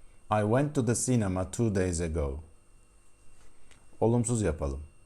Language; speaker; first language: English; non-native, fluent; Turkish